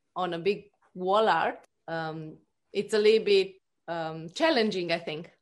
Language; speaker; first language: English; non-native, fluent; Romanian